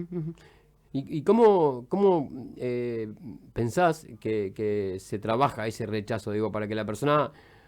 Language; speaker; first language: Spanish; native; Spanish